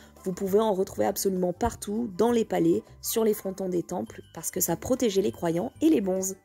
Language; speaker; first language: French; native; French